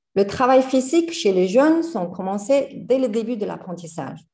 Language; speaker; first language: French; non-native, fluent; Chinese